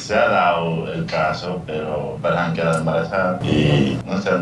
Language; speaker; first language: Spanish; native; Spanish